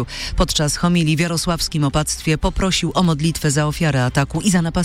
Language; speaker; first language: Polish; native; Polish